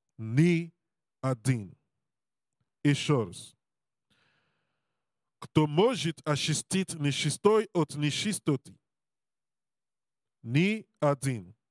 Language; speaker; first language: Russian; non-native, learner; English